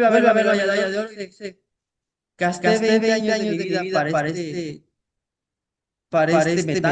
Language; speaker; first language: Spanish; native; Spanish